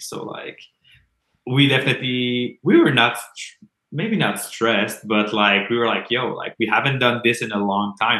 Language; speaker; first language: English; non-native, fluent; French